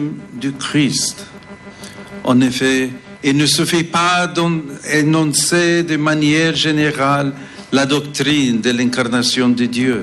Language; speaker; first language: French; non-native, fluent; English